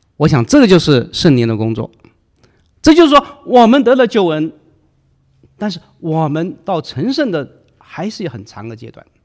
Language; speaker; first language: Chinese; non-native, local second language; Cantonese